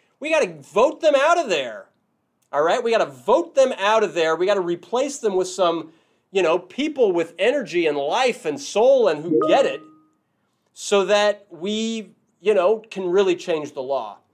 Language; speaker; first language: English; native; English